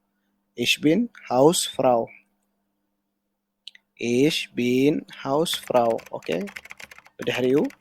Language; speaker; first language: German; non-native, fluent; Tigrinya